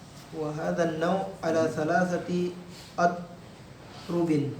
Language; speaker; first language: Arabic; non-native, learner; Indonesian